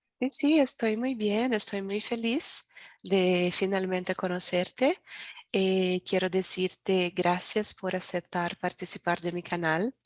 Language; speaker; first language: Spanish; non-native, learner; Portuguese